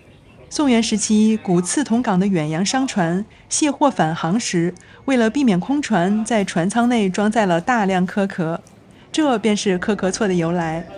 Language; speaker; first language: Chinese; native; Chinese